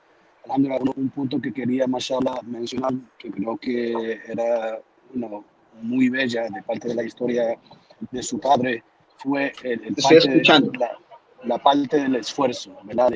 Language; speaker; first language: Spanish; early bilingual, heritage; Spanish